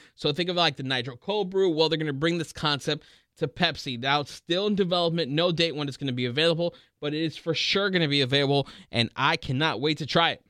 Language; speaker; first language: English; native; English